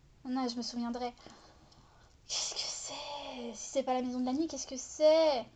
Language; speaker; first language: French; native; French